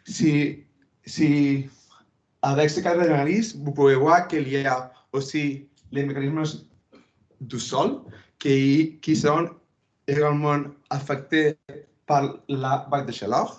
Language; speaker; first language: French; non-native, fluent; Spanish